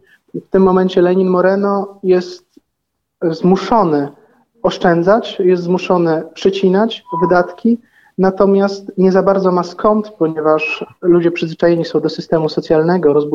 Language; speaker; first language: Polish; native; Polish